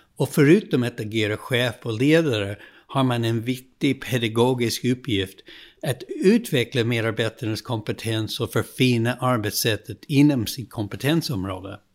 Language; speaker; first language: Swedish; non-native, fluent; English